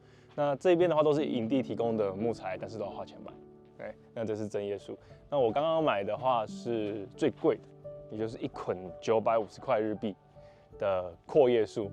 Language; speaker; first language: Chinese; native; Chinese